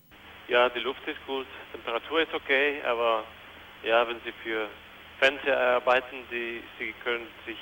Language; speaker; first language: German; non-native, fluent; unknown